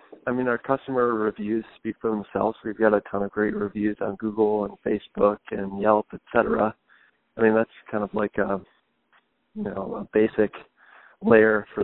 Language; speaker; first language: English; native; English